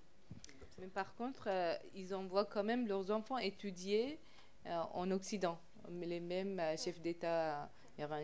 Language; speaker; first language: French; non-native, fluent; Persian